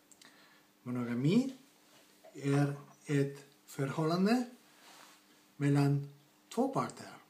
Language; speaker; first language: Swedish; non-native, fluent; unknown